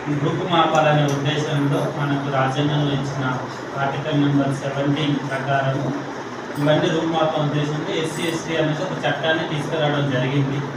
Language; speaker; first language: Telugu; native; Telugu